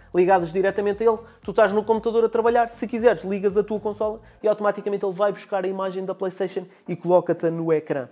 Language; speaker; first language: Portuguese; native; Portuguese